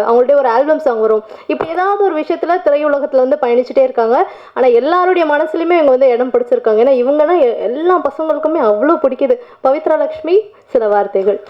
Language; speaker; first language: Tamil; native; Tamil